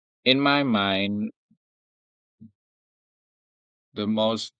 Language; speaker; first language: English; non-native, learner; Vietnamese